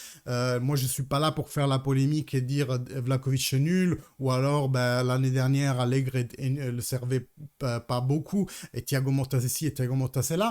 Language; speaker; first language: French; early bilingual, heritage; Italian